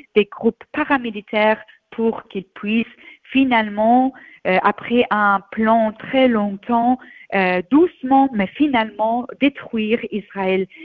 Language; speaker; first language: French; non-native, fluent; Persian